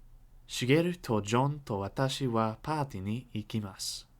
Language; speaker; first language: Japanese; non-native, learner; English